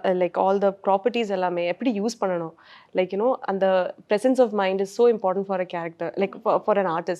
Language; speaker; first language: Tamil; non-native, learner; Malayalam